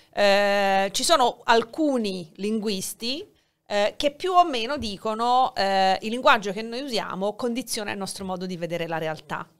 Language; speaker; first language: Italian; native; Italian